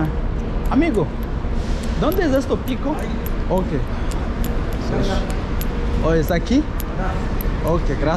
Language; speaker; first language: Spanish; non-native, learner; English